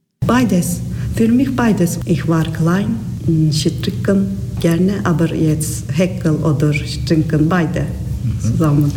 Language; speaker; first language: German; non-native, learner; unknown